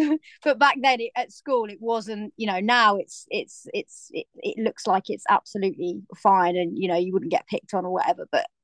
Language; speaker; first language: English; native; English